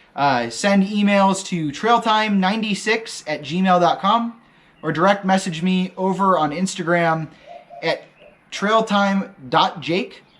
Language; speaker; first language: English; native; English